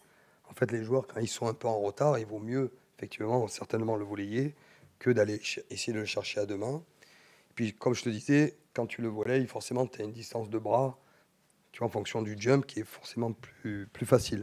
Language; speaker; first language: French; native; French